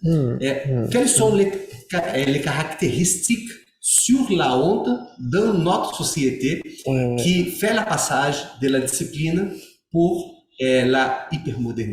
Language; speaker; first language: French; non-native, learner; Portuguese